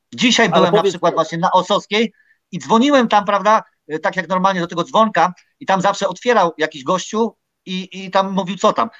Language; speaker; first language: Polish; native; Polish